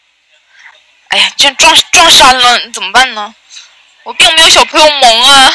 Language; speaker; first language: Chinese; native; Chinese